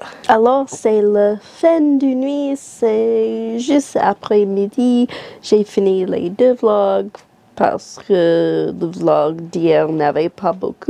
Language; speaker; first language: French; non-native, learner; English